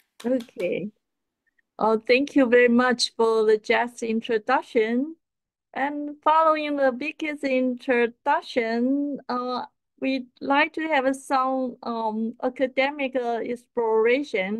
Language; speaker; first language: English; non-native, fluent; Chinese